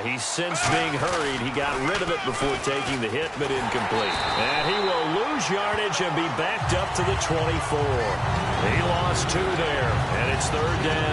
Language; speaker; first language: English; native; English